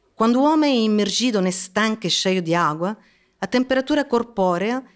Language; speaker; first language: Portuguese; non-native, fluent; Italian